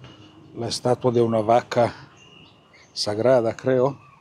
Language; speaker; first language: Spanish; non-native, fluent; Italian